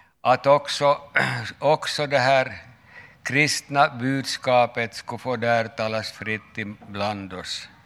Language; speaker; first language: Swedish; native; Swedish